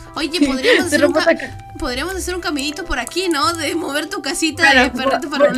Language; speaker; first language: Spanish; native; Spanish